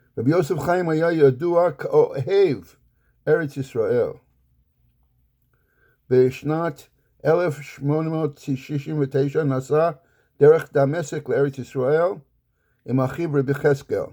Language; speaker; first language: Hebrew; non-native, fluent; English